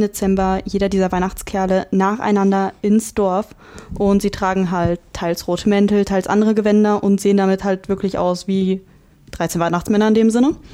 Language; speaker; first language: German; native; German